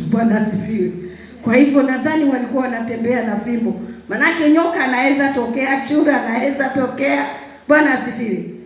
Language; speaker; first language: Swahili; non-native, local second language; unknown